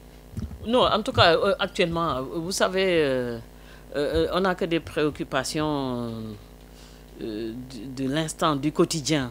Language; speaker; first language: French; non-native, local second language; Wolof